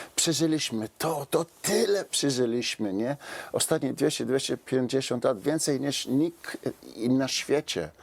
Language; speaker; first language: Polish; non-native, fluent; English